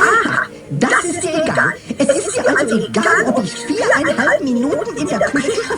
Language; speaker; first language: German; non-native, fluent; English